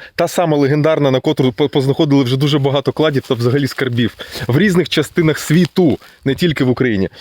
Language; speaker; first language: Ukrainian; non-native, local second language; Russian